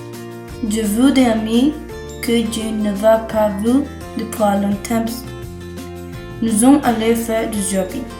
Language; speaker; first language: French; non-native, learner; Spanish